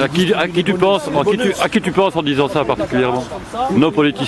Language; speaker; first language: French; native; French